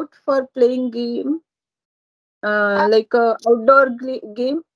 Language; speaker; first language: English; non-native, learner; Marathi